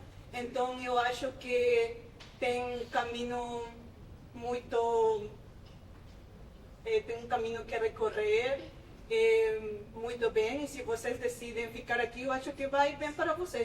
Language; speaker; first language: Portuguese; non-native, fluent; Spanish